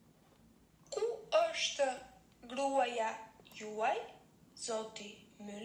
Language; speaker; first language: Albanian; non-native, learner; Finnish